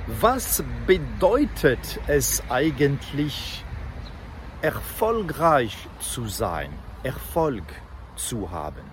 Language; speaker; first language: German; non-native, fluent; French